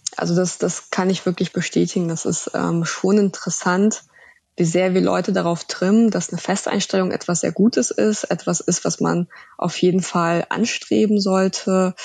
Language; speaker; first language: German; early bilingual, other home language; Russian